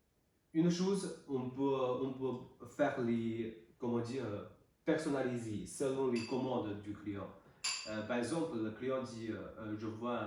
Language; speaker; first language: French; non-native, learner; Chinese